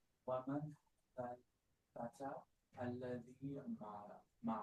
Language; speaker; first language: Arabic; non-native, learner; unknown